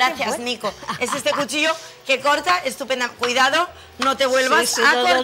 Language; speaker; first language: Spanish; native; Spanish